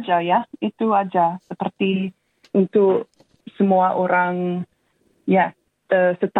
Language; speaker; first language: Indonesian; non-native, fluent; English